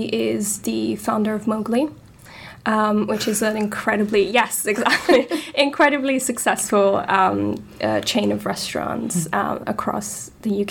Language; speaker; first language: English; non-native, fluent; Italian